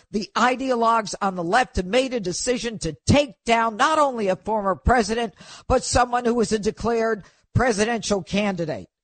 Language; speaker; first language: English; native; English